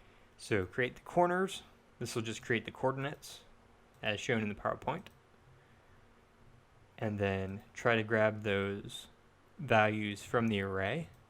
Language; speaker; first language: English; native; English